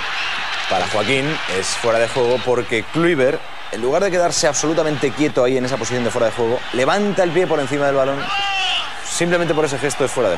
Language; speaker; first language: Spanish; native; Spanish